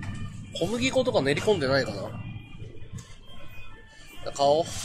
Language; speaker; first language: Japanese; native; Japanese